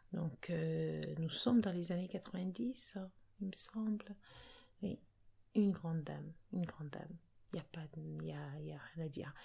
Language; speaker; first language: French; native; French